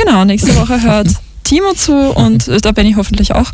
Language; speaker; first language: German; native; German